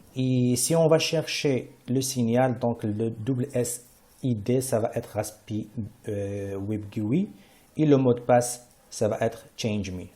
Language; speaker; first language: French; non-native, local second language; Arabic